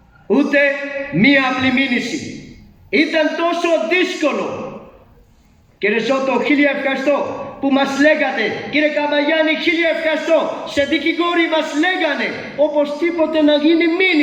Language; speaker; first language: Greek; non-native, fluent; Urdu